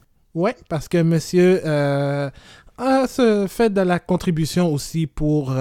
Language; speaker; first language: French; native; French